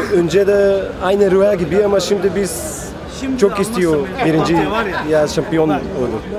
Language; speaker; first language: Turkish; non-native, learner; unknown